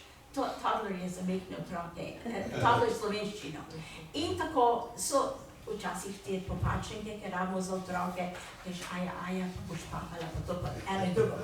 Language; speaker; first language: Slovenian; early bilingual, heritage; Slovenian